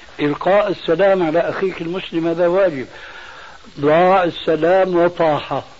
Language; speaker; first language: Arabic; early bilingual, other home language; Albanian